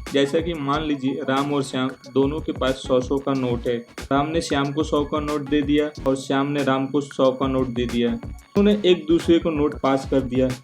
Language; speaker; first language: Hindi; native; Hindi